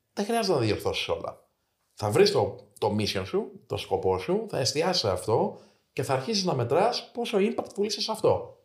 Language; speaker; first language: Greek; native; Greek